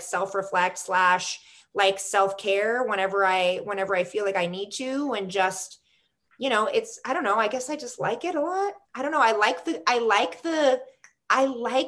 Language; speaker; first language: English; native; English